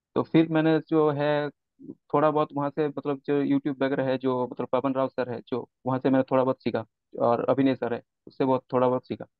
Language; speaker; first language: Hindi; non-native, local second language; Bangla